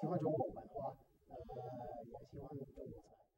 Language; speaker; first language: Chinese; non-native, learner; English